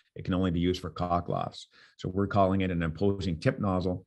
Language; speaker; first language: English; native; English